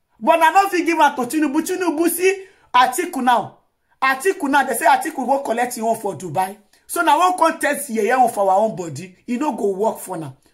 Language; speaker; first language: Nigerian Pidgin; native; Nigerian Pidgin